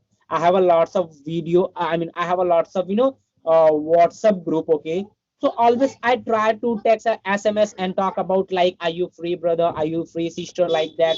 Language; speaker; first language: English; non-native, learner; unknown